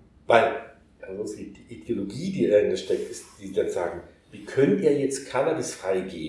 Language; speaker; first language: German; native; German